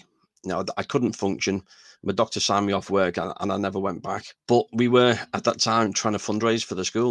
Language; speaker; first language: English; native; English